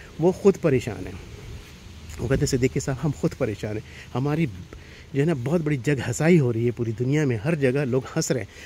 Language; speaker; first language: Hindi; native; Hindi